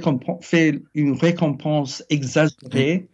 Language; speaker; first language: French; non-native, fluent; English